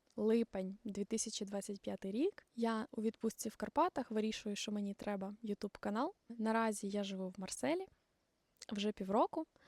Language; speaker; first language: Ukrainian; non-native, local second language; Russian